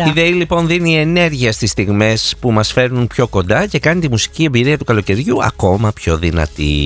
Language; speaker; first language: Greek; native; Greek